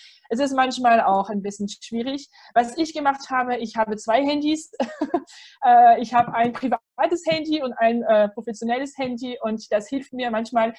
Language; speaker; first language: German; non-native, fluent; French